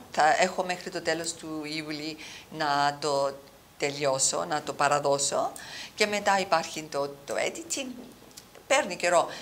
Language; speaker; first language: Greek; early bilingual, heritage; Greek